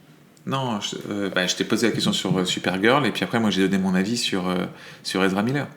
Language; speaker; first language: French; native; French